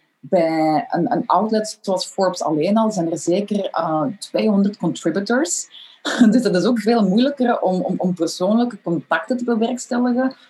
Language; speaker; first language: Dutch; native; Dutch